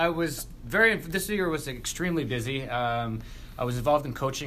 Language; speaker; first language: English; native; English